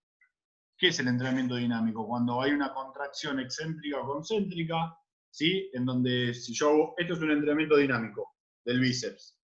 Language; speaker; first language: Spanish; native; Spanish